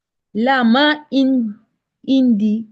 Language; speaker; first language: Arabic; non-native, learner; English